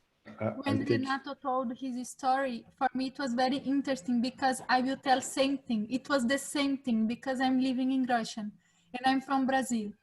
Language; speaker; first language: English; non-native, fluent; Portuguese